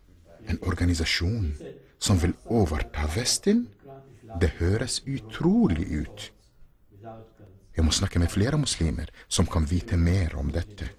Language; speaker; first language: Norwegian; non-native, fluent; Arabic